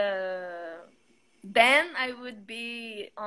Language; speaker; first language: English; non-native, fluent; Portuguese